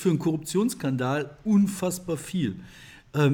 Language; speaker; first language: German; native; German